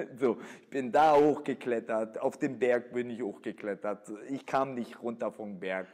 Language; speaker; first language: German; early bilingual, other home language; Italian